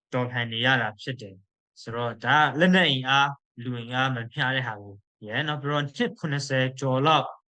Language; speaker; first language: Burmese; non-native, local second language; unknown